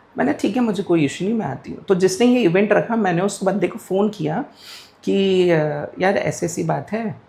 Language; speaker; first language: Hindi; non-native, local second language; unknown